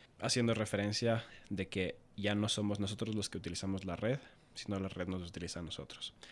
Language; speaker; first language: Spanish; native; Spanish